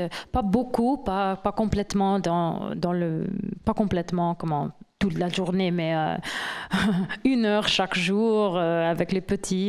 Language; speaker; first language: French; non-native, fluent; English